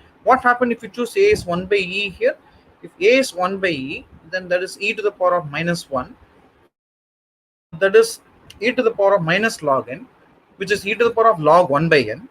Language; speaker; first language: English; non-native, local second language; Tamil